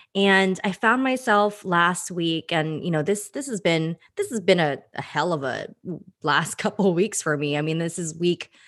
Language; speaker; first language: English; early bilingual, other home language; Filipino